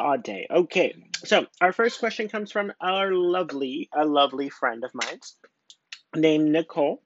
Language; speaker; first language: English; early bilingual, other home language; Spanish